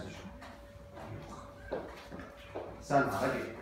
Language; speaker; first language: Chinese; non-native, fluent; Azerbaijani